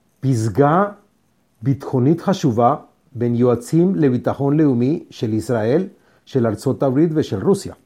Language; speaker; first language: Hebrew; non-native, fluent; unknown